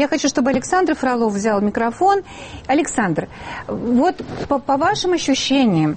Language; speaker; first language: Russian; native; Russian